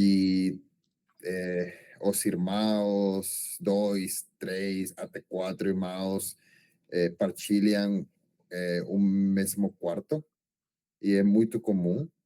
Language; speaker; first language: Portuguese; non-native, learner; Spanish